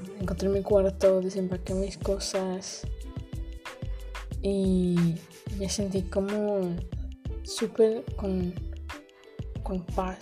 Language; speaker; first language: Spanish; early bilingual, heritage; Spanish